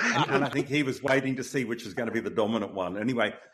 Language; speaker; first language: English; native; English